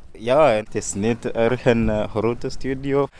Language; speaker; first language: Dutch; non-native, learner; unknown